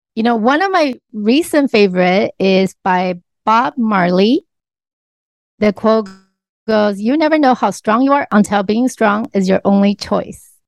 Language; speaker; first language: English; early bilingual, other home language; Chinese